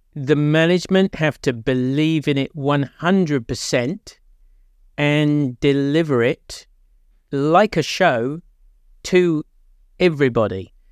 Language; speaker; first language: English; native; English